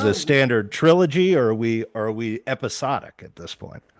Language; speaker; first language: English; native; English